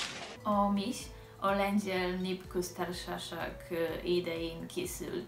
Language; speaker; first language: Hungarian; non-native, learner; Polish